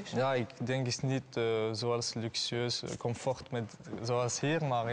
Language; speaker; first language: Dutch; non-native, learner; Aramaic